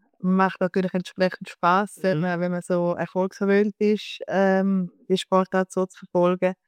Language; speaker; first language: German; native; German